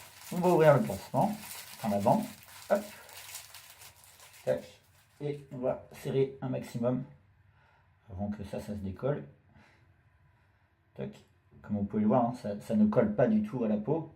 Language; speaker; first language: French; native; French